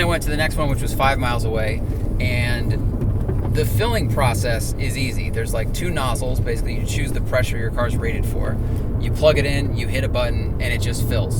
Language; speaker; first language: English; native; English